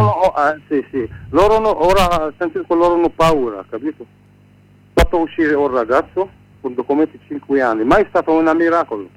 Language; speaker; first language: Italian; non-native, learner; Arabic